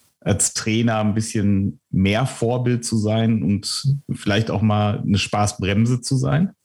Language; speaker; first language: German; native; German